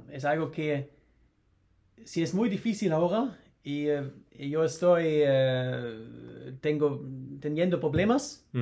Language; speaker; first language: Spanish; non-native, learner; German